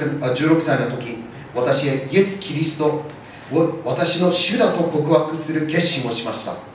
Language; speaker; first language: Japanese; early bilingual, other home language; English